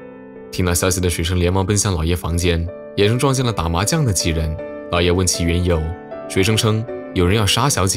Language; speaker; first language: Chinese; native; Chinese